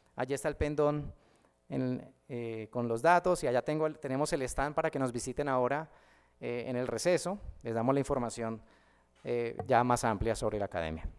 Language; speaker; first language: Spanish; native; Spanish